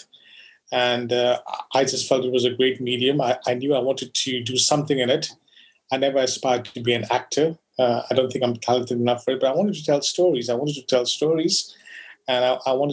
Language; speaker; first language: English; non-native, local second language; Konkani